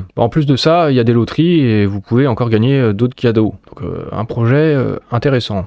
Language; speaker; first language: French; native; French